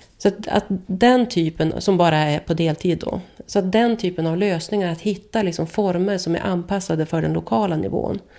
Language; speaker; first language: Swedish; native; Swedish